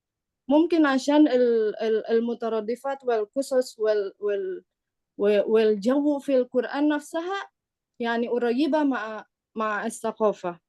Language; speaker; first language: Arabic; non-native, learner; Indonesian